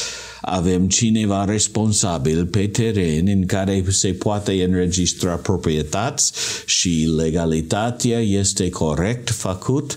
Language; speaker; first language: Romanian; non-native, learner; English